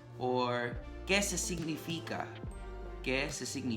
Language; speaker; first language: Spanish; non-native, learner; English